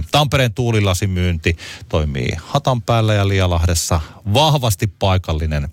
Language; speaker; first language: Finnish; native; Finnish